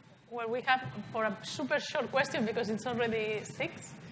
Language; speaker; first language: English; non-native, fluent; Spanish